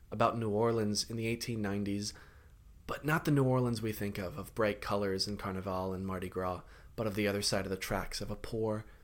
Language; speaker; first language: English; native; English